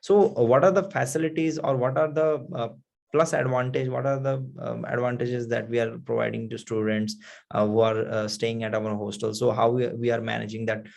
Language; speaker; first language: English; non-native, local second language; Nepali